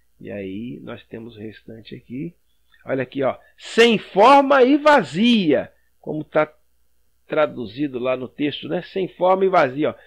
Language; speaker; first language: Portuguese; native; Portuguese